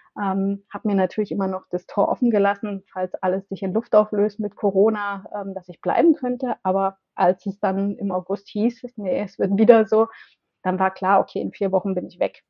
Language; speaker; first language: German; native; German